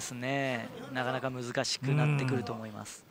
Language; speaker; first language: Japanese; native; Japanese